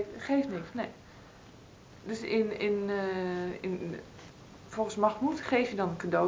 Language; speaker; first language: Dutch; native; Dutch